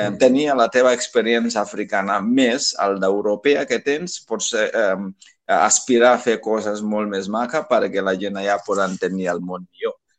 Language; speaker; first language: Catalan; non-native, fluent; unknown